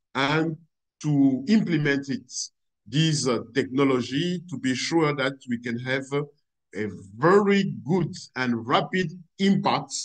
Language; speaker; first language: English; non-native, fluent; French